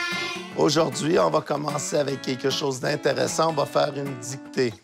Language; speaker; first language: French; native; French